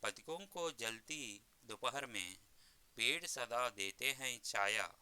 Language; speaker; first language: Hindi; non-native, local second language; Telugu